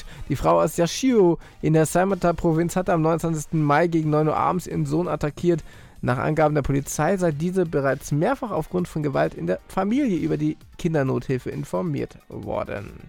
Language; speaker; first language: German; native; German